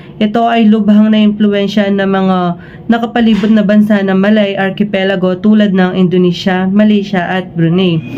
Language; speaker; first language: Filipino; non-native, local second language; Pampanga